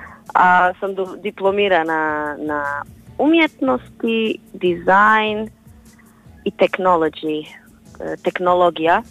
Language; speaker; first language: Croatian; non-native, learner; Portuguese